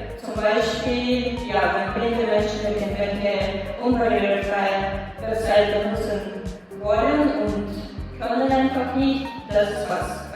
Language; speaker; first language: German; non-native, fluent; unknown